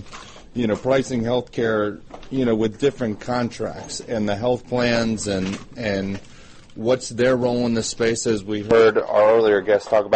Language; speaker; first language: English; native; English